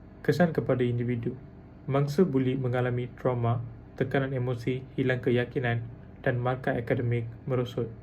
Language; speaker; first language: Malay; non-native, local second language; Tamil